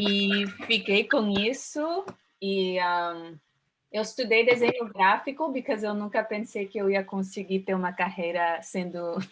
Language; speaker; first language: Portuguese; early bilingual, heritage; Portuguese